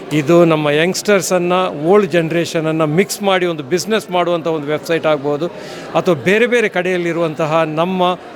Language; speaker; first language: Kannada; non-native, local second language; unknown